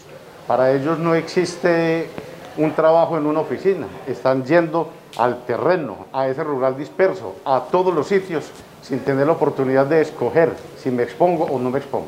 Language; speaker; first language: Spanish; native; Spanish